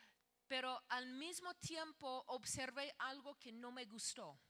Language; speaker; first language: Spanish; non-native, fluent; English